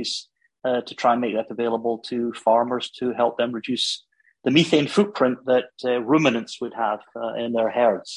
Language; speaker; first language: English; native; English